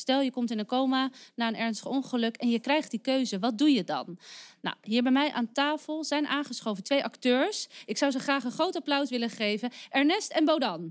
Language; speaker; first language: Dutch; native; Dutch